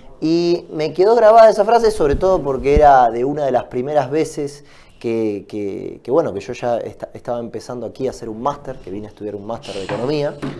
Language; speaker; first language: Spanish; native; Spanish